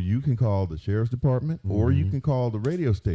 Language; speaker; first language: English; native; English